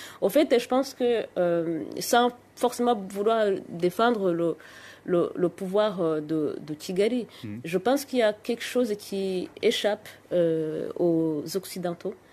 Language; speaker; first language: French; non-native, local second language; Kinyarwanda